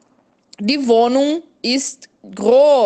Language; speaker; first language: German; non-native, fluent; Portuguese